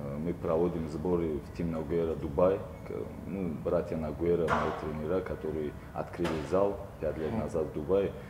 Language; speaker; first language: Russian; non-native, local second language; Tajik